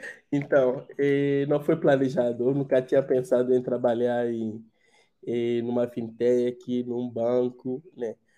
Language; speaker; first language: Portuguese; non-native, fluent; Ewe